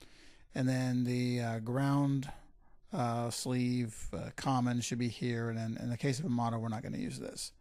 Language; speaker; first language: English; native; English